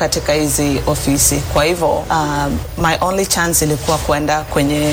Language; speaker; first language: Swahili; early bilingual, other home language; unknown